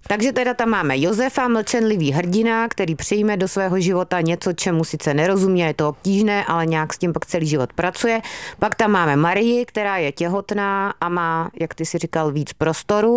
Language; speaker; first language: Czech; native; Czech